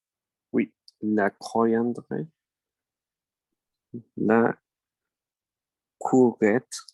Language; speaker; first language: French; non-native, learner; Spanish